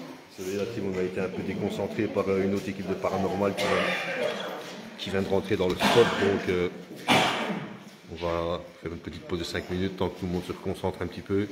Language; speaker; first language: French; native; French